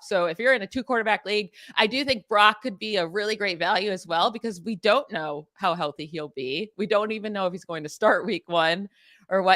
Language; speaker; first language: English; native; English